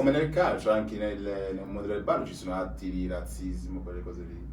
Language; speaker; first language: Italian; native; Italian